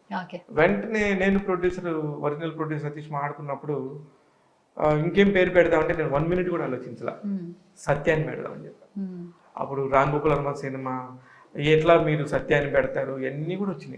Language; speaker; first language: Telugu; native; Telugu